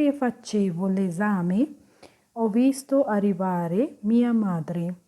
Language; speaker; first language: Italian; non-native, learner; Punjabi